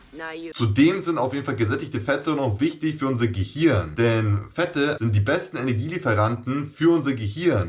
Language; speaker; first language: German; native; German